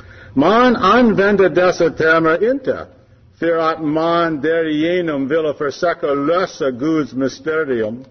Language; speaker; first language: Swedish; non-native, learner; English